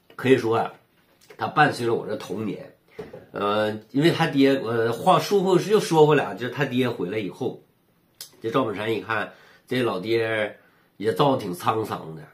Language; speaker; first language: Chinese; native; Chinese